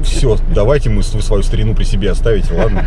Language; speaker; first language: Russian; native; Russian